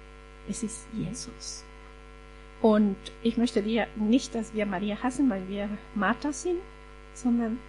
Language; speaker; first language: German; non-native, fluent; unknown